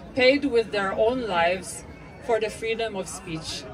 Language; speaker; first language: English; non-native, fluent; Hebrew